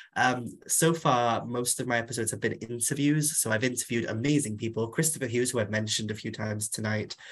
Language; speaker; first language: English; non-native, local second language; Welsh